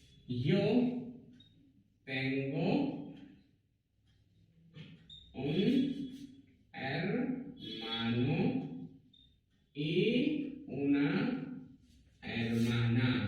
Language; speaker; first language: Spanish; non-native, learner; Hindi